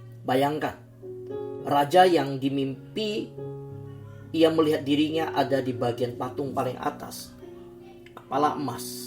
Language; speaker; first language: Indonesian; native; Indonesian